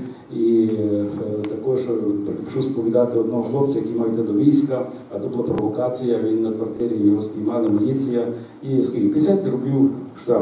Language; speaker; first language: Ukrainian; native; Ukrainian